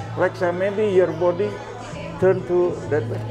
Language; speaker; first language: English; non-native, learner; Indonesian